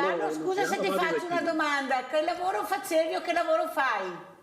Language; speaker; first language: Italian; native; Italian